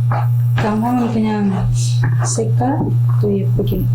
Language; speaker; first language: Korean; non-native, fluent; Indonesian